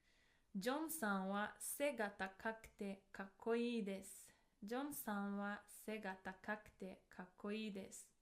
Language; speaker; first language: Japanese; non-native, fluent; English